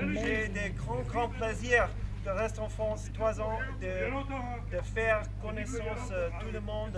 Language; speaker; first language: French; non-native, learner; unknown